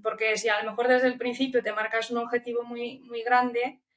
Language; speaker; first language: Spanish; early bilingual, other home language; Romanian